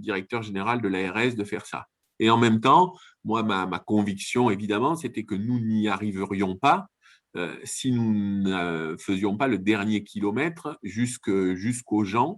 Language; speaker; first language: French; native; French